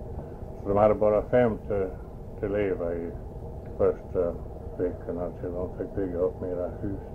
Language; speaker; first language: Swedish; early bilingual, heritage; Swedish